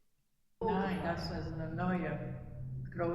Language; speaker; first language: German; early bilingual, heritage; German